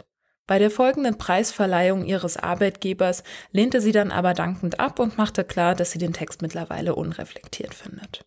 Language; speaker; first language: German; native; German